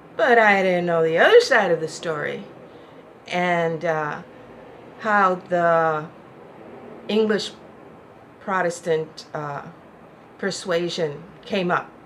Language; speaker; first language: English; non-native, local second language; Spanish